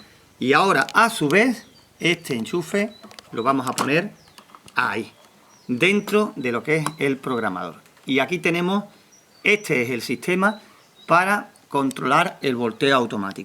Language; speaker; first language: Spanish; native; Spanish